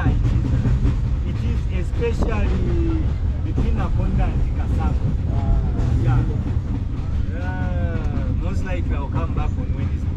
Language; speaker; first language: English; non-native, fluent; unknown